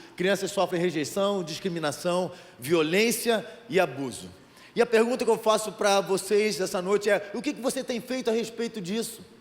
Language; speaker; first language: Portuguese; native; Portuguese